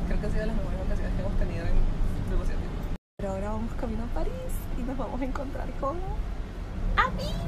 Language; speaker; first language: Spanish; native; Spanish